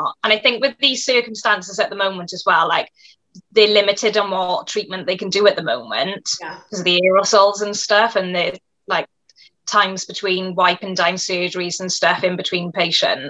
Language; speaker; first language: English; native; English